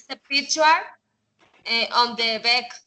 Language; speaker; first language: English; non-native, learner; Spanish